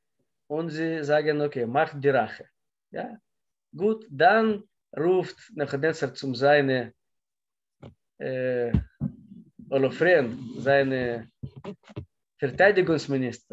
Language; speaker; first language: German; non-native, learner; Russian